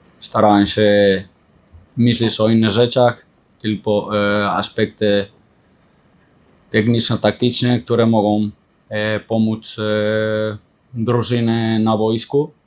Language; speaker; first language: Polish; non-native, fluent; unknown